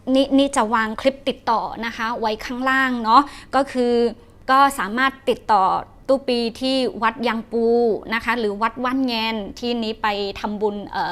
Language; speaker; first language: Thai; non-native, fluent; Shan